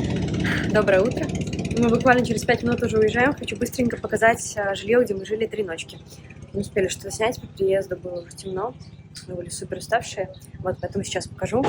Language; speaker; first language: Russian; native; Russian